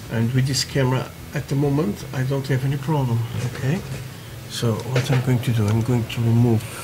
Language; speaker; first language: English; non-native, learner; Portuguese